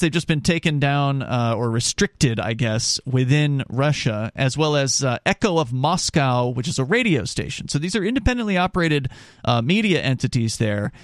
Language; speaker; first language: English; native; English